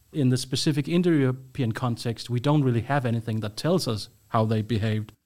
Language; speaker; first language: English; non-native, fluent; Danish